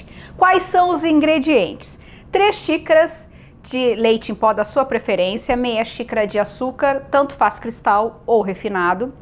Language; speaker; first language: Portuguese; native; Portuguese